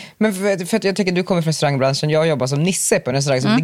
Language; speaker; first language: Swedish; native; Swedish